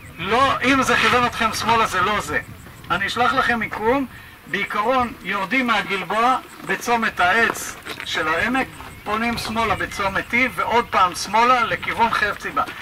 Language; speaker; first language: Hebrew; native; Hebrew